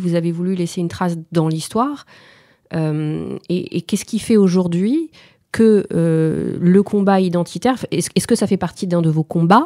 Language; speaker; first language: French; native; French